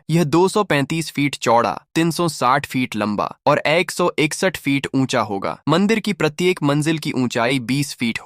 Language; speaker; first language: Hindi; native; Hindi